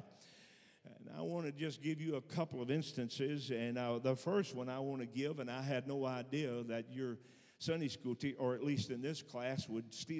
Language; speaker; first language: English; native; English